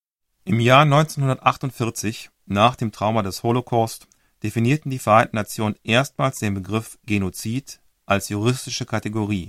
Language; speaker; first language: German; native; German